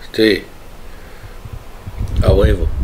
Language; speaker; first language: Spanish; non-native, fluent; English